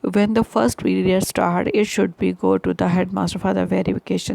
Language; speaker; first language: English; non-native, local second language; Punjabi